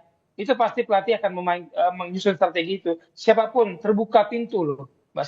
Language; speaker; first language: Indonesian; native; Indonesian